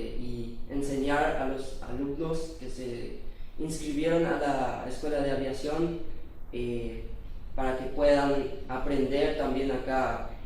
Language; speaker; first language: Spanish; non-native, local second language; Low German